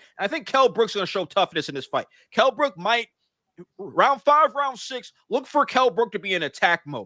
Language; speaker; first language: English; native; English